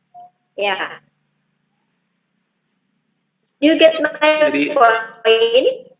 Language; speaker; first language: English; non-native, learner; Indonesian